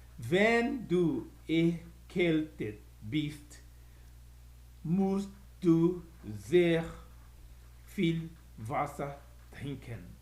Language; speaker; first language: German; non-native, fluent; Portuguese